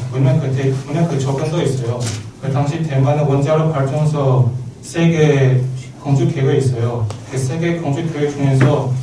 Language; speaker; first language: Korean; non-native, learner; Chinese